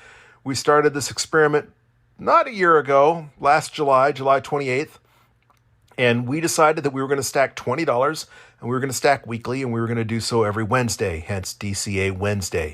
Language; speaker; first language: English; native; English